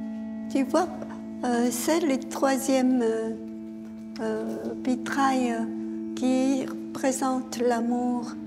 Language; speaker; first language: French; non-native, fluent; Korean